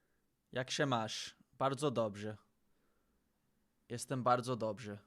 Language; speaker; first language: Polish; non-native, learner; English